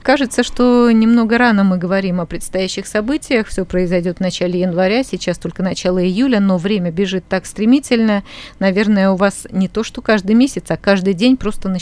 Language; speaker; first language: Russian; native; Russian